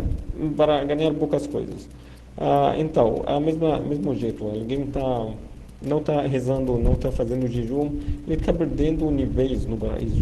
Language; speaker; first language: Portuguese; non-native, fluent; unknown